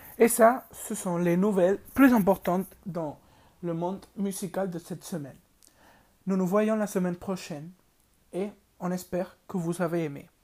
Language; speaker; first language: French; non-native, learner; Spanish